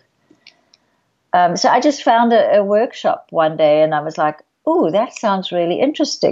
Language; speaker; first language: English; native; English